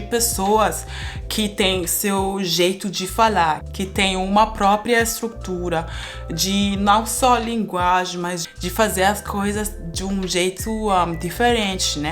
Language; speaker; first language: Portuguese; non-native, fluent; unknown